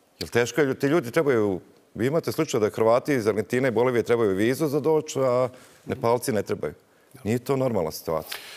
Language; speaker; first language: Croatian; native; Croatian